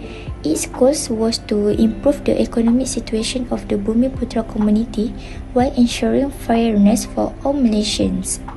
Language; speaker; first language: English; non-native, local second language; Malay